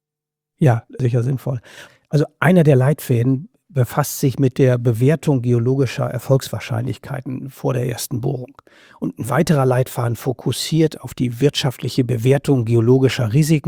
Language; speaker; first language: German; native; German